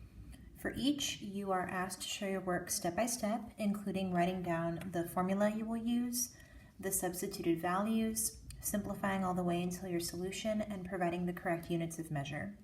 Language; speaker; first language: English; native; English